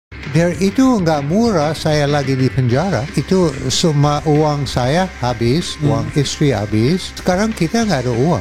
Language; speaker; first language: Indonesian; non-native, fluent; English